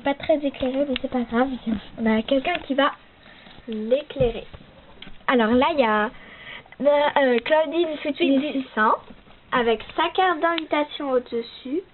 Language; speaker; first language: French; native; French